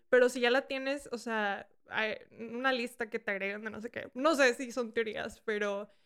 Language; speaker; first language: Spanish; early bilingual, heritage; Spanish